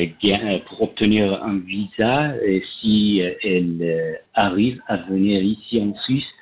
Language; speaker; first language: French; non-native, fluent; Persian